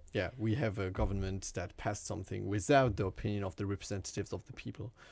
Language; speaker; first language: English; non-native, fluent; French